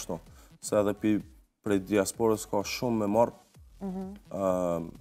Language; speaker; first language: Albanian; early bilingual, heritage; Albanian